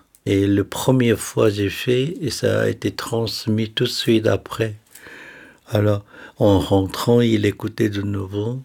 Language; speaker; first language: French; non-native, fluent; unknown